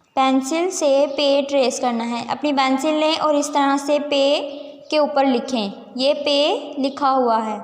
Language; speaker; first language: Urdu; non-native, local second language; Punjabi